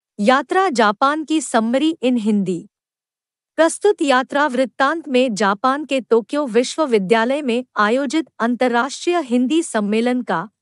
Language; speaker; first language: Hindi; non-native, local second language; Kannada